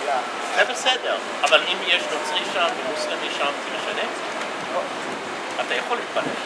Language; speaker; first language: Hebrew; non-native, fluent; English